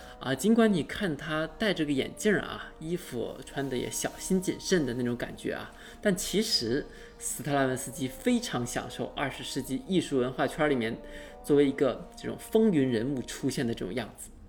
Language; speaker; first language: Chinese; native; Chinese